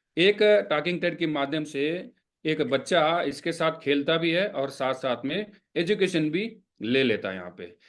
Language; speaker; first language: Hindi; non-native, local second language; Kannada